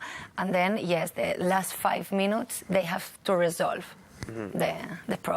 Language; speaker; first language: English; non-native, learner; Catalan